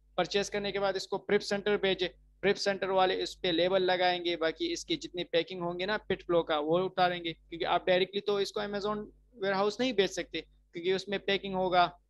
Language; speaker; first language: Urdu; non-native, local second language; Punjabi